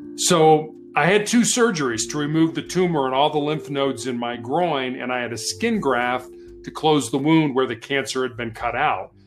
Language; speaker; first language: English; native; English